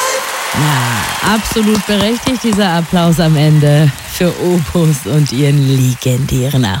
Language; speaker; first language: German; native; German